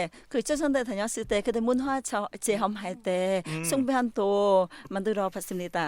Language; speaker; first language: Korean; non-native, learner; Vietnamese